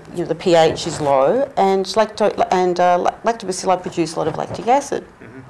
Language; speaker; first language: English; native; English